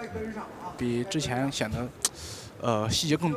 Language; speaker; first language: Chinese; native; Chinese